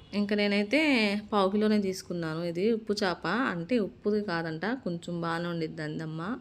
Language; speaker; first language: Telugu; native; Telugu